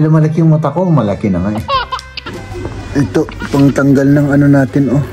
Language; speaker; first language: Filipino; non-native, local second language; Iloko